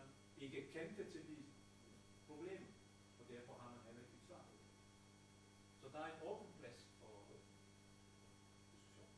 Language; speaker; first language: Danish; non-native, fluent; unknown